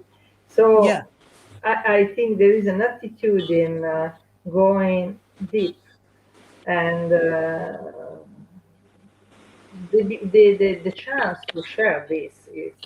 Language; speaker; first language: English; non-native, fluent; Italian